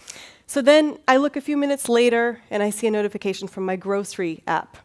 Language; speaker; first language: English; native; English